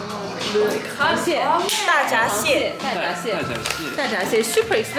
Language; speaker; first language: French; non-native, learner; Chinese